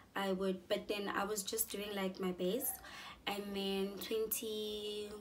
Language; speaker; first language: English; non-native, local second language; Zulu